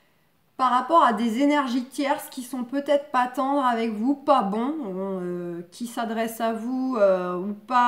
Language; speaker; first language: French; native; French